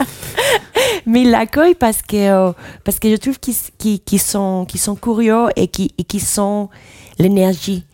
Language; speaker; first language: French; non-native, fluent; Spanish